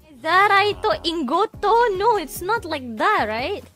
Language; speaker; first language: English; non-native, learner; Indonesian